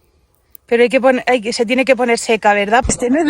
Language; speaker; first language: Spanish; native; Spanish